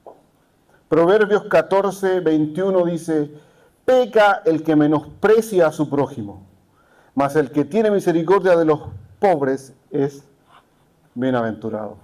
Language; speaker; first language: Spanish; native; Spanish